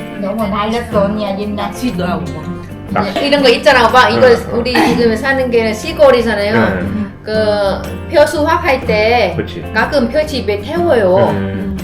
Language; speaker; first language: Korean; non-native, learner; Vietnamese